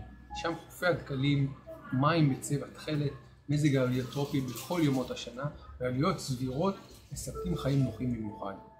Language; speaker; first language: Hebrew; native; Hebrew